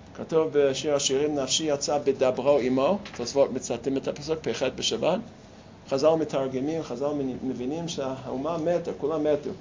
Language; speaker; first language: Hebrew; non-native, fluent; English